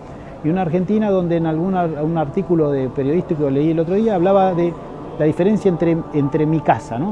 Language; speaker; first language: Spanish; native; Spanish